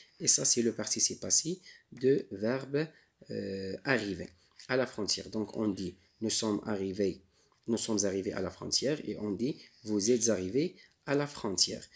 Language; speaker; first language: French; non-native, local second language; Arabic